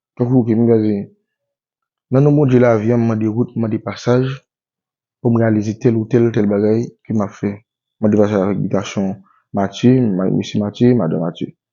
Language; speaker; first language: Haitian Creole; native; Haitian Creole